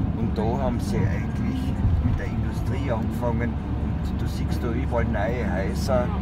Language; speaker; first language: German; native; German